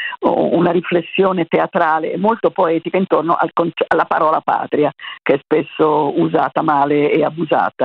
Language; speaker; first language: Italian; native; Italian